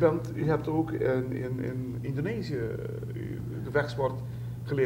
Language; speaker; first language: Dutch; non-native, local second language; Papiamento